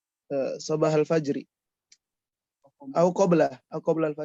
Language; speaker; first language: Arabic; non-native, learner; Indonesian